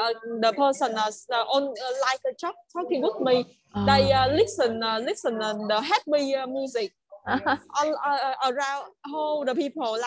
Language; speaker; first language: English; non-native, learner; Vietnamese